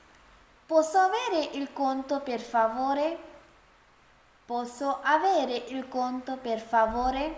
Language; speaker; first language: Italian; non-native, fluent; Urdu